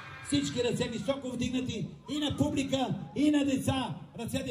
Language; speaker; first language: Bulgarian; native; Bulgarian